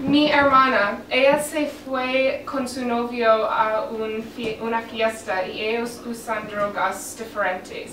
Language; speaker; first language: Spanish; non-native, learner; English